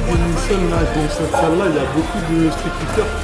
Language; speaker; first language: French; native; French